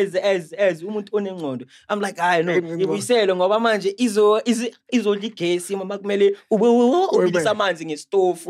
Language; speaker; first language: English; non-native, local second language; Zulu